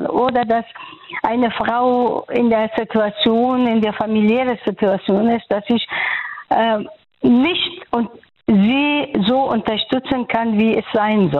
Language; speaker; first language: German; non-native, fluent; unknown